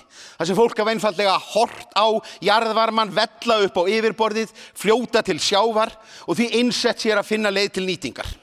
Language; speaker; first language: Icelandic; native; Icelandic